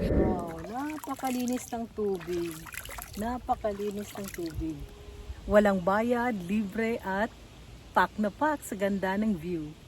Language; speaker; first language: Filipino; native; Filipino